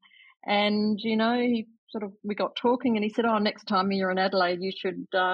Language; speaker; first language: English; native; English